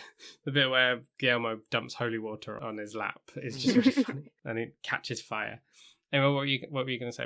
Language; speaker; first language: English; native; English